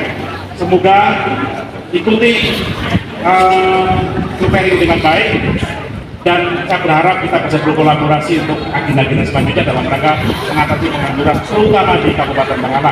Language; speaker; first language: Indonesian; native; Indonesian